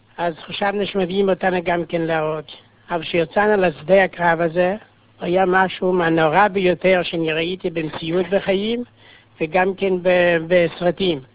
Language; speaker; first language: Hebrew; non-native, fluent; Yiddish